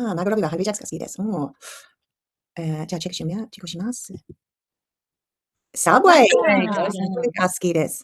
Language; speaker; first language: Japanese; non-native, fluent; English